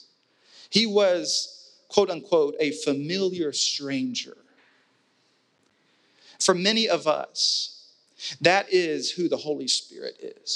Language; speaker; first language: English; native; English